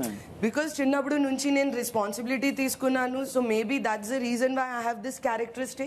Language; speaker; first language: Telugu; non-native, fluent; Hindi